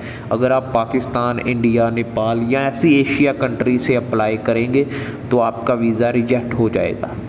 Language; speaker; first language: Hindi; non-native, local second language; Punjabi